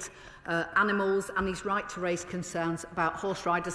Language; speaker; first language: English; native; English